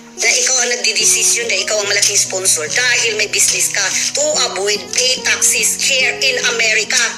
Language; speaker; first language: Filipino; non-native, local second language; Cebuano